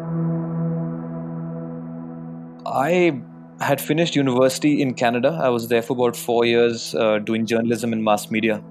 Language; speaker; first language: English; non-native, local second language; Hindi